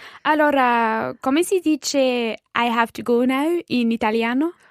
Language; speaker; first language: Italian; non-native, learner; English